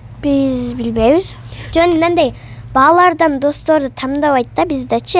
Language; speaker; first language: Kyrgyz; early bilingual, heritage; Kyrgyz